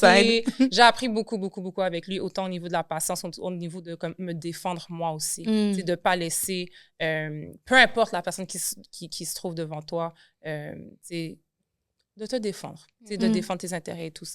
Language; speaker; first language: French; native; French